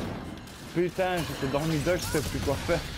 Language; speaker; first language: French; native; French